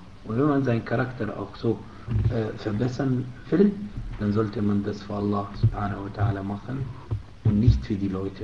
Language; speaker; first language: German; non-native, fluent; Arabic